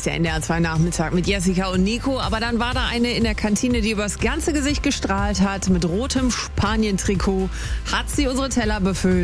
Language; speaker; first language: German; native; German